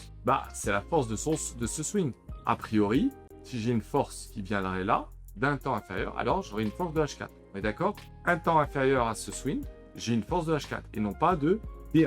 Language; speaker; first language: French; native; French